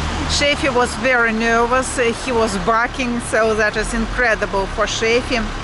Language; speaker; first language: English; non-native, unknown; Russian